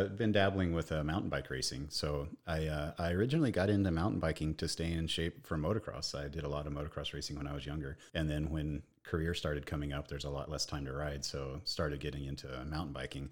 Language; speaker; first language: English; native; English